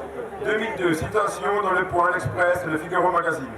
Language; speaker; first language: French; native; French